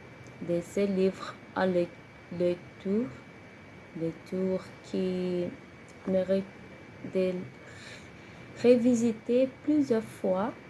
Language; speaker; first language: French; non-native, learner; Portuguese